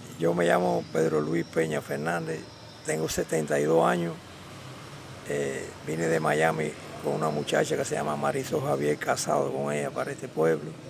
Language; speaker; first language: Spanish; native; Spanish